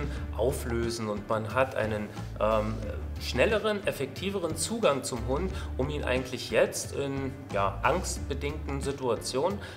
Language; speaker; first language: German; native; German